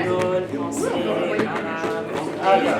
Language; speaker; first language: French; non-native, local second language; Arabic